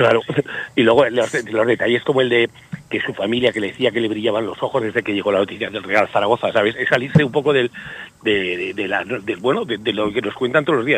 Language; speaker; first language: Spanish; native; Spanish